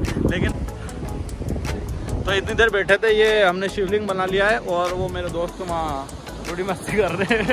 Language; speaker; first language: Hindi; native; Hindi